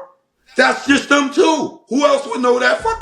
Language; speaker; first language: English; native; English